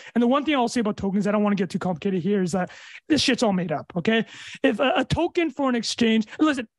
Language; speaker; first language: English; native; English